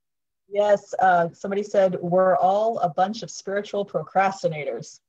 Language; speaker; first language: English; native; English